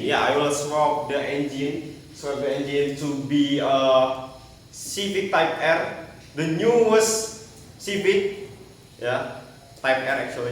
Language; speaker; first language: English; non-native, learner; Indonesian